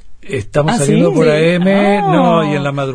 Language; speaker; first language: Spanish; native; Spanish